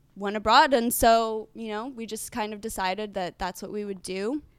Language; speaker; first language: English; native; English